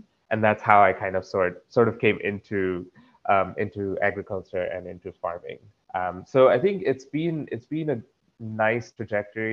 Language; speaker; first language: English; non-native, local second language; Marathi